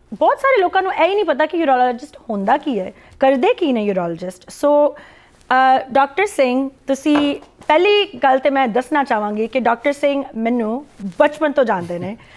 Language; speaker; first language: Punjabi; early bilingual, heritage; Punjabi